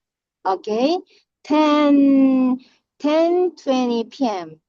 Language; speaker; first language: English; non-native, learner; Korean